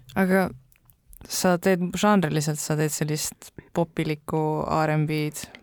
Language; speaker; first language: Estonian; native; Estonian